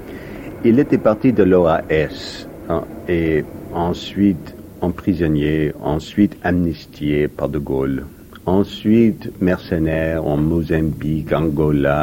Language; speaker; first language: French; non-native, fluent; English